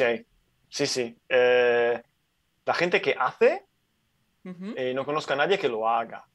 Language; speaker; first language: Spanish; non-native, fluent; Italian